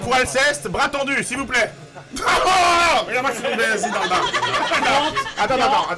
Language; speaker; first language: French; native; French